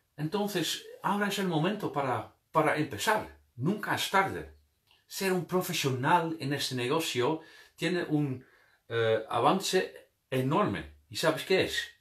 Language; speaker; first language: Spanish; non-native, fluent; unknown